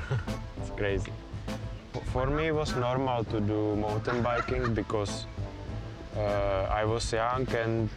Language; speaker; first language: English; non-native, learner; Czech